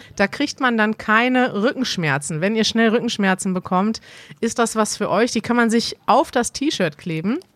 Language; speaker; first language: German; native; German